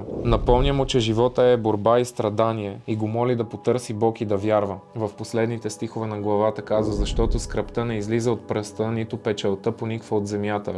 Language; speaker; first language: Bulgarian; native; Bulgarian